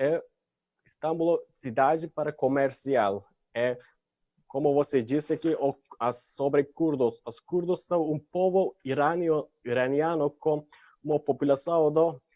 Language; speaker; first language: Portuguese; non-native, learner; Turkish